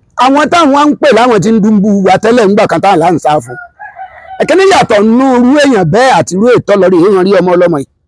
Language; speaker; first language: Yoruba; native; Yoruba